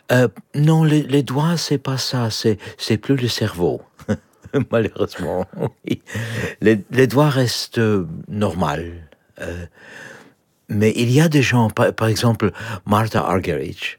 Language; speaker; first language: French; non-native, fluent; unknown